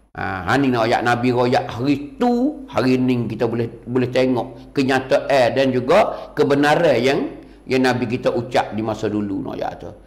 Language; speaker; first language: Malay; native; Malay